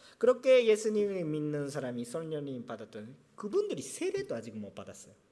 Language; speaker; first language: Korean; non-native, fluent; Japanese